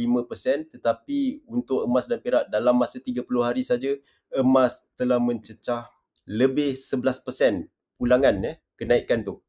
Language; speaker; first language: Malay; native; Malay